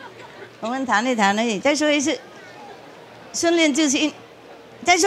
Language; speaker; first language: Chinese; non-native, fluent; Vietnamese